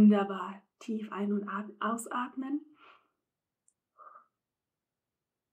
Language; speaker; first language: German; non-native, fluent; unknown